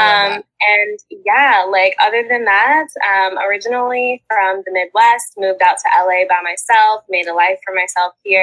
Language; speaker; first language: English; native; English